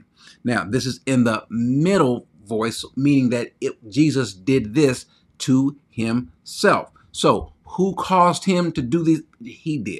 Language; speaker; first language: English; native; English